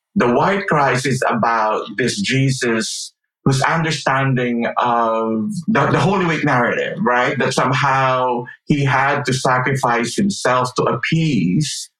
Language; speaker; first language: English; non-native, local second language; Filipino